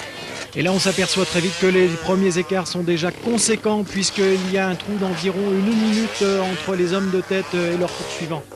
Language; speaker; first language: French; native; French